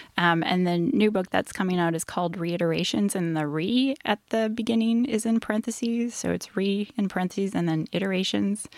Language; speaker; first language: English; native; English